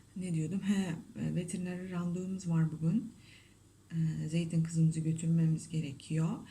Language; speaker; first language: Turkish; non-native, fluent; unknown